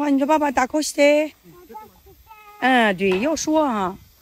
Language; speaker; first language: Chinese; native; Chinese